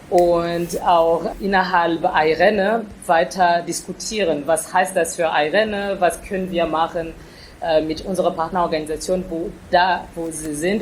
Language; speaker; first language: German; non-native, fluent; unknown